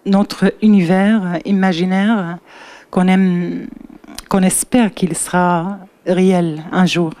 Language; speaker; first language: French; non-native, learner; Arabic